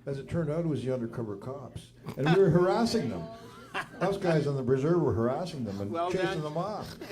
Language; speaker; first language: English; native; English